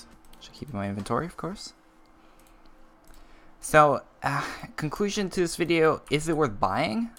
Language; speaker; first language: English; native; English